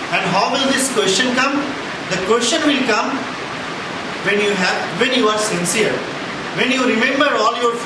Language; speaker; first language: English; non-native, local second language; Hindi